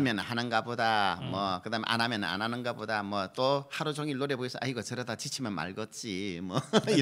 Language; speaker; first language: Korean; native; Korean